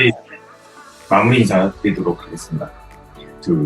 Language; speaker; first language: Korean; native; Korean